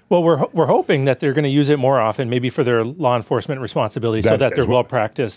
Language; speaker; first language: English; native; English